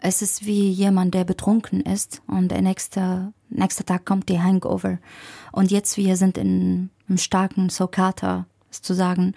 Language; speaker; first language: German; non-native, fluent; Arabic